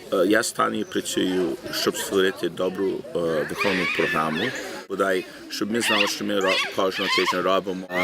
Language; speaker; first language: Ukrainian; early bilingual, heritage; Ukrainian